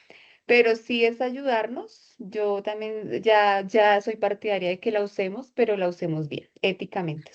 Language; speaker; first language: Spanish; native; Spanish